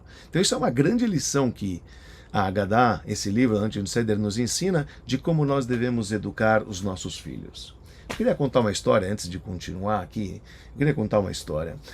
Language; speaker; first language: Portuguese; native; Portuguese